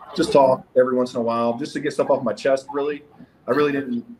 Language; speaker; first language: English; native; English